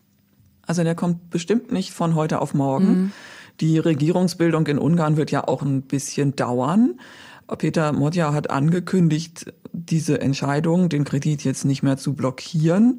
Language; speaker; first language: German; native; German